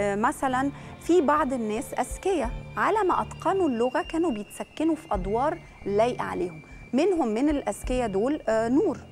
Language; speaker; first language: Arabic; native; Arabic